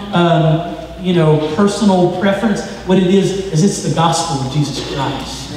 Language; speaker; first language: English; native; English